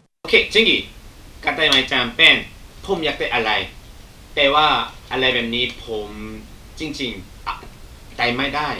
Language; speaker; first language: Thai; non-native, learner; Korean